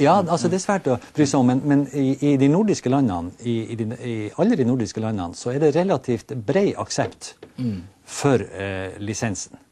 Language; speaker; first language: Norwegian; native; Norwegian